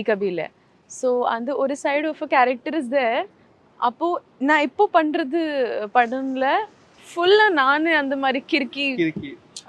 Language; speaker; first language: Tamil; non-native, local second language; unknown